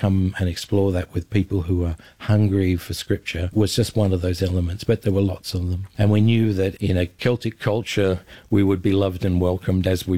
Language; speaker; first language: English; native; English